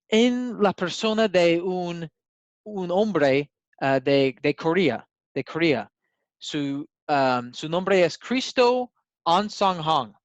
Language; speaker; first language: Spanish; non-native, learner; English